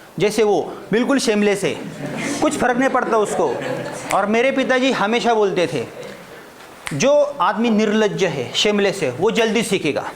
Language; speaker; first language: Hindi; non-native, local second language; Marathi